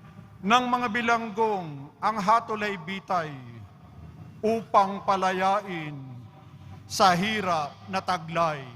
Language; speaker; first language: Filipino; native; Filipino